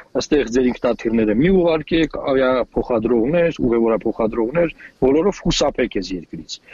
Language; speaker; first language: Armenian; native; Armenian